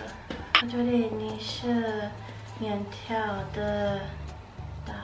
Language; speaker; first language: Chinese; non-native, learner; English